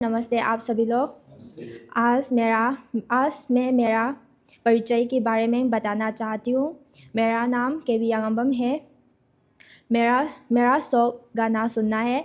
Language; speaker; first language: Hindi; non-native, local second language; Manipuri